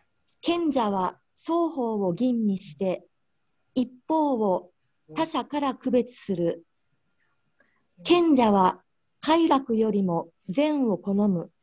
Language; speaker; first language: Japanese; native; Japanese